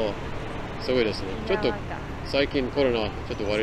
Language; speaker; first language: Japanese; non-native, learner; Khmer